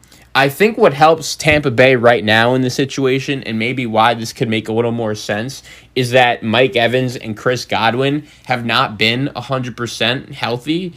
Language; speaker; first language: English; native; English